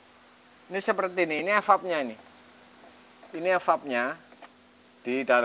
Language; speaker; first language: Indonesian; native; Indonesian